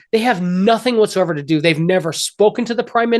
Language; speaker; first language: English; native; English